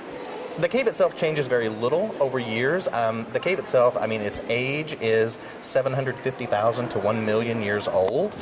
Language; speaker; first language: English; native; English